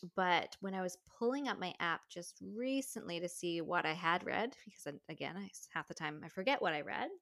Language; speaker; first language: English; native; English